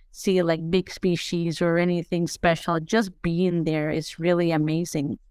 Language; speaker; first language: English; non-native, fluent; Spanish